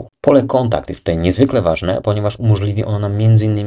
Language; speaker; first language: Polish; native; Polish